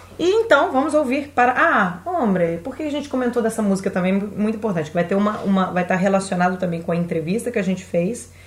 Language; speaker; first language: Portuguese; native; Portuguese